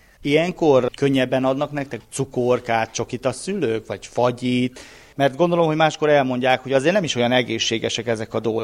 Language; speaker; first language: Hungarian; native; Hungarian